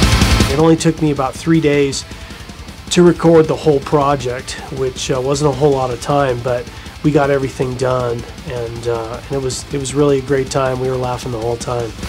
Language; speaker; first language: English; native; English